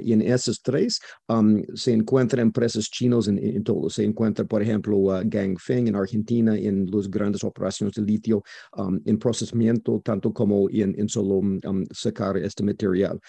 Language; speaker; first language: Spanish; non-native, fluent; English